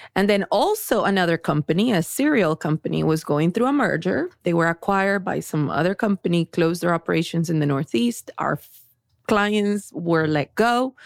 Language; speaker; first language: English; early bilingual, other home language; Spanish